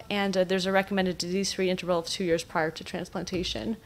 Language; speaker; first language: English; native; English